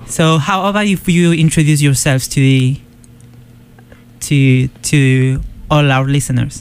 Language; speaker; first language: English; non-native, fluent; Spanish